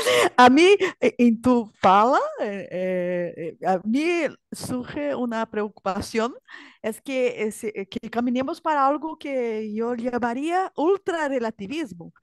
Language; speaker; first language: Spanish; non-native, learner; Portuguese